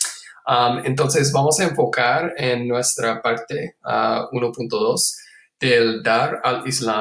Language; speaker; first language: Spanish; non-native, fluent; English